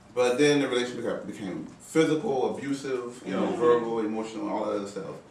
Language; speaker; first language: English; native; English